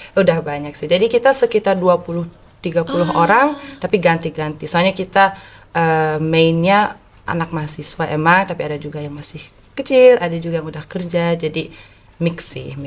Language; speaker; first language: Indonesian; early bilingual, heritage; Indonesian